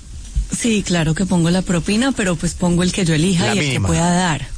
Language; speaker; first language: Spanish; native; Spanish